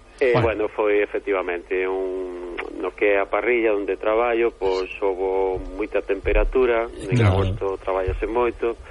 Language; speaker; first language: Galician; native; Galician